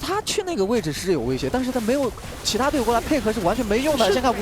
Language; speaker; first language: Chinese; native; Chinese